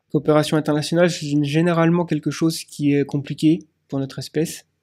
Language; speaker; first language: French; native; French